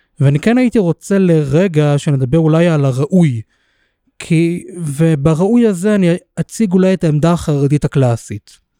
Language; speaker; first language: Hebrew; native; Hebrew